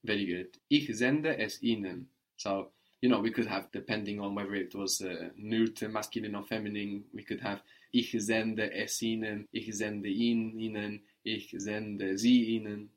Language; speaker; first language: German; non-native, fluent; English